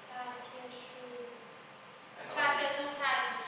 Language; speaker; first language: Chinese; non-native, learner; Vietnamese